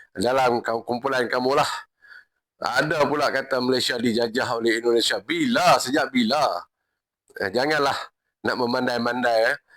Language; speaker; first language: Malay; native; Malay